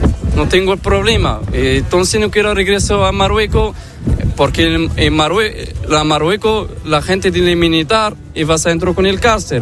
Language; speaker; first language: Spanish; non-native, learner; Arabic